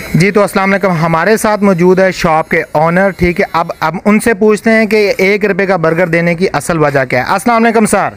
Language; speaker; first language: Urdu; non-native, local second language; Punjabi